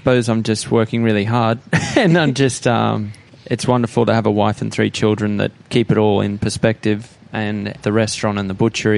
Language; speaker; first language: English; native; English